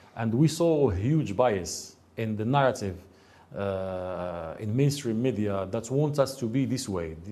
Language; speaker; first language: English; non-native, fluent; Arabic